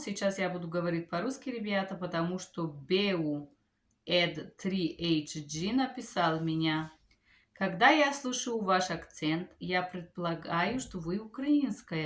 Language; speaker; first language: Russian; non-native, fluent; Bulgarian